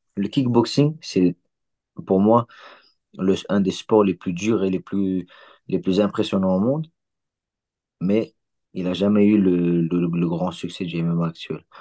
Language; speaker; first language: French; early bilingual, other home language; Chechen